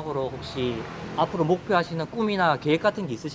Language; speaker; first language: Korean; native; Korean